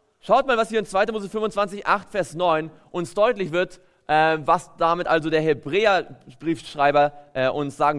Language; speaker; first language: German; native; German